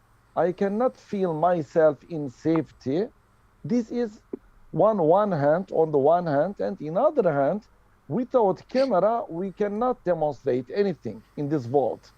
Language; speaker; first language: English; non-native, learner; Turkish